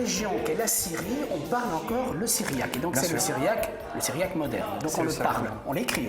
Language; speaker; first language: French; native; French